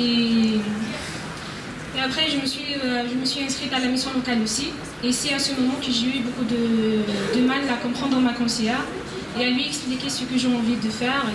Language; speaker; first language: French; non-native, learner; Arabic